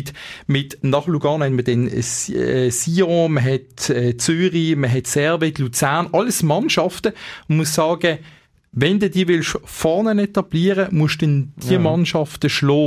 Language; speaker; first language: German; native; German